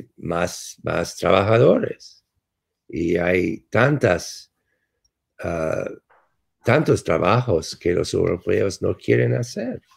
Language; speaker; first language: Spanish; non-native, fluent; English